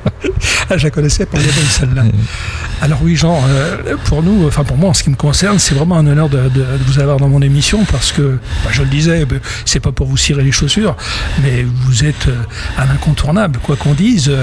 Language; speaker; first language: French; native; French